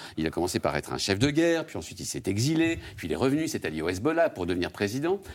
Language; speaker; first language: French; native; French